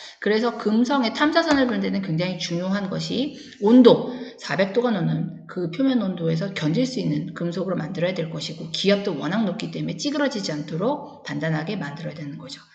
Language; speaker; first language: Korean; native; Korean